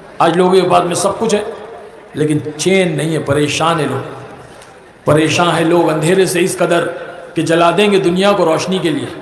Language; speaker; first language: Urdu; native; Urdu